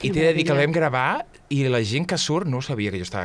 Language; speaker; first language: Catalan; native; Catalan